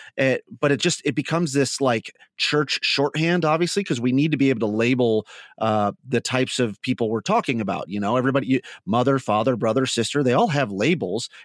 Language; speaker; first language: English; native; English